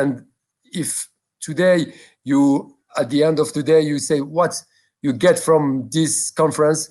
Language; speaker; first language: English; non-native, local second language; French